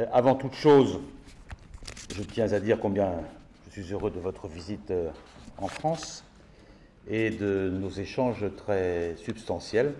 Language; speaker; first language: French; native; French